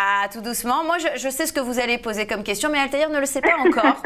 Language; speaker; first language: French; native; French